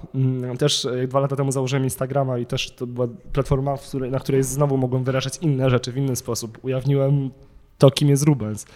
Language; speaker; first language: Polish; native; Polish